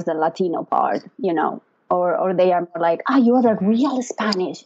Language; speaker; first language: English; non-native, fluent; Spanish